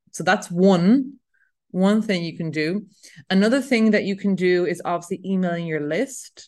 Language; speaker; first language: English; native; English